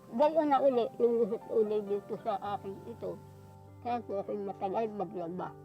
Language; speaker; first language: Filipino; native; Filipino